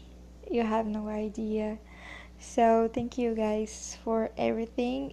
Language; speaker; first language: English; non-native, learner; Portuguese